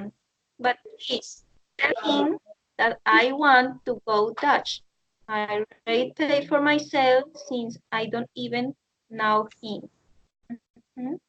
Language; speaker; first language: English; non-native, learner; Spanish